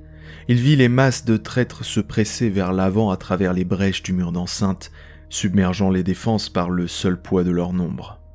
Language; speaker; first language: French; native; French